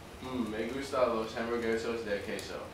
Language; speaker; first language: Spanish; non-native, learner; English